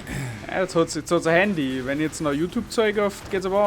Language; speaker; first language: German; native; German